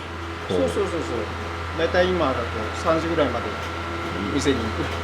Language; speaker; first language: Japanese; native; Japanese